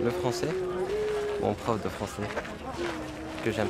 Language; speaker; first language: French; non-native, fluent; Arabic